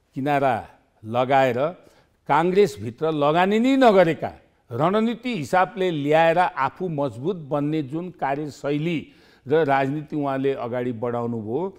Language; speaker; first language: Nepali; native; Nepali